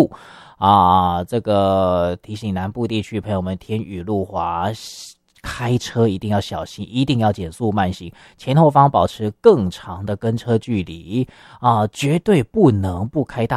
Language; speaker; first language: Chinese; native; Chinese